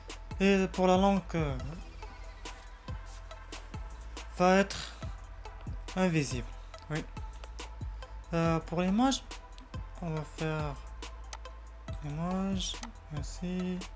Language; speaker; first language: French; non-native, learner; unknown